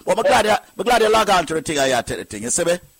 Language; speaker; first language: English; native; English